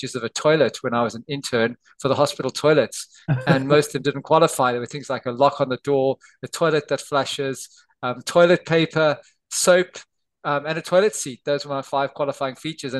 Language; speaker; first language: English; native; English